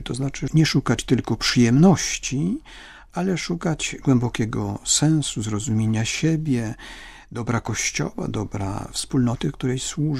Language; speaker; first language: Polish; native; Polish